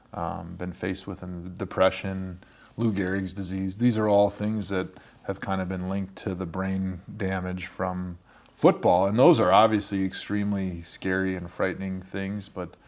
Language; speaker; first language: English; native; English